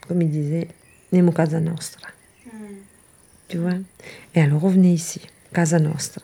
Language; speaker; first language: French; early bilingual, other home language; Italian